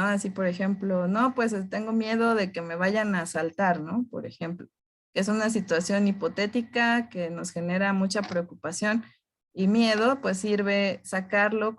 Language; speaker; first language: Spanish; native; Spanish